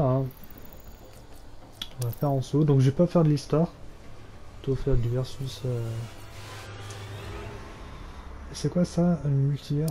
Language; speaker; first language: French; native; French